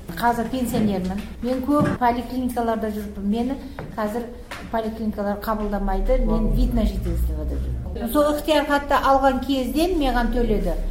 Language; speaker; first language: Kazakh; early bilingual, heritage; Kazakh